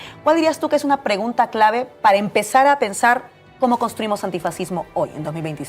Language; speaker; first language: Spanish; native; Spanish